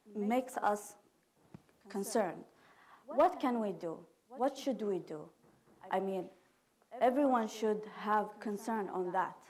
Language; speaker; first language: English; non-native, fluent; Arabic